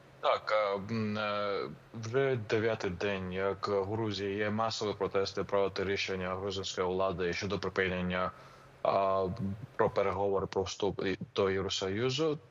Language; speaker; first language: Ukrainian; non-native, fluent; Georgian